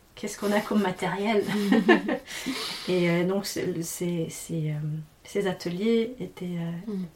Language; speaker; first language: French; non-native, fluent; English